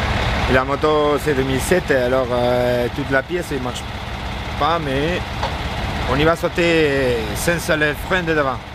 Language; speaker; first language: French; non-native, learner; Spanish